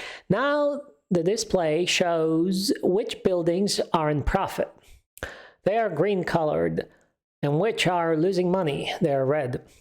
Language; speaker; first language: English; non-native, fluent; Polish